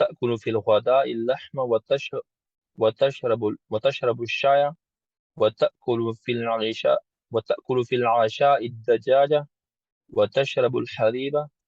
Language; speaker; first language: Arabic; non-native, learner; English